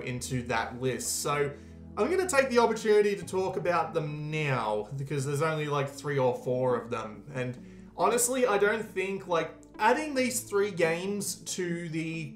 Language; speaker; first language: English; native; English